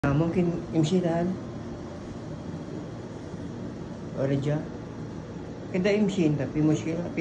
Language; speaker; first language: Arabic; non-native, learner; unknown